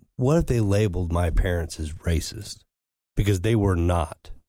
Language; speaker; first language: English; native; English